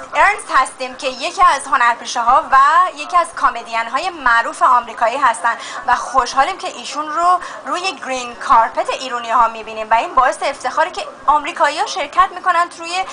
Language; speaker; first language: Persian; native; Persian